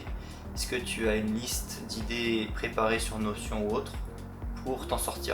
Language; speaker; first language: French; native; French